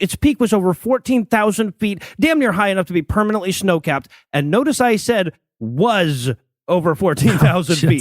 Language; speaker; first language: English; native; English